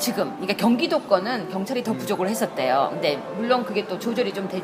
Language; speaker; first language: Korean; native; Korean